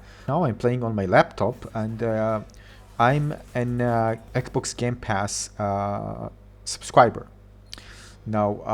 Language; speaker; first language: English; non-native, fluent; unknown